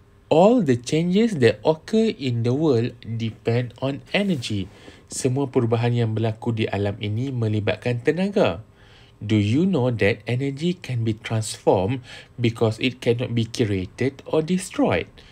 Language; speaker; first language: English; non-native, local second language; Malay